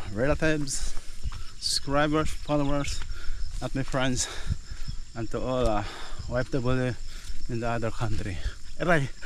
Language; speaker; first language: English; non-native, learner; Filipino